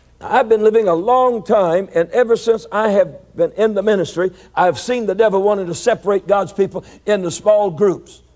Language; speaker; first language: English; native; English